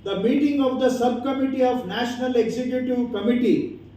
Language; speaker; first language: English; non-native, local second language; Kannada